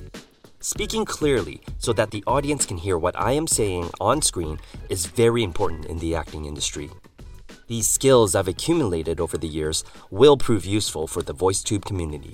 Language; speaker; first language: English; native; English